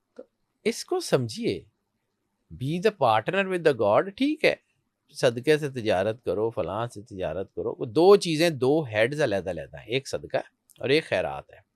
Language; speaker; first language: Urdu; non-native, local second language; Punjabi